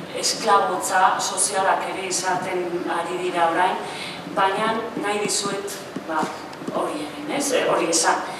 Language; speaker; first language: Basque; non-native, local second language; Spanish